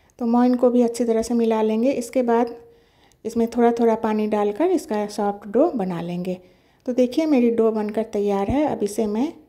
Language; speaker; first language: Hindi; non-native, local second language; Bangla